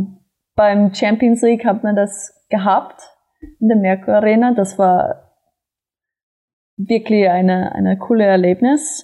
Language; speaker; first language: German; non-native, fluent; English